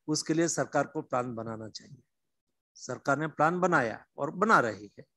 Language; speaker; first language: Hindi; non-native, local second language; Gujarati